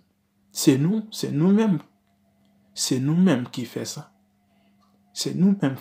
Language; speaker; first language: French; non-native, learner; Wolof